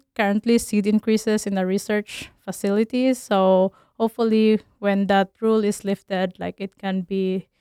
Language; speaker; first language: English; non-native, local second language; Cebuano